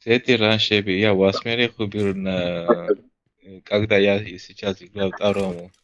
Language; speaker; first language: Russian; non-native, fluent; Georgian